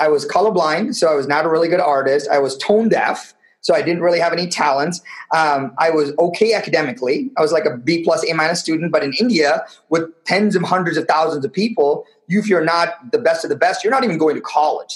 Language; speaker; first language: English; non-native, local second language; Tamil